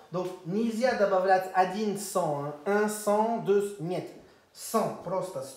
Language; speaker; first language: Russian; non-native, fluent; French